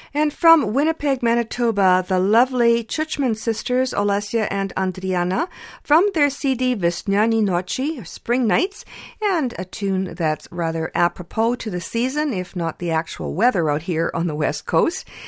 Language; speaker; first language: English; early bilingual, other home language; Ukrainian